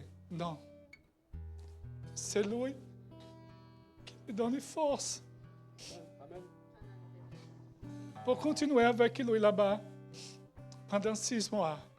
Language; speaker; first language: French; non-native, learner; Portuguese